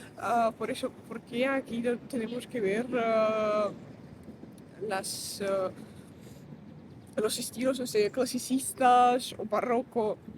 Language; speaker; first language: Spanish; non-native, fluent; Russian